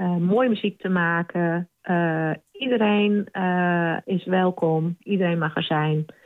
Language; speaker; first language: Dutch; non-native, local second language; Western Frisian